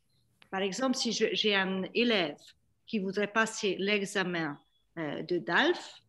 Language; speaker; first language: French; non-native, fluent; Hungarian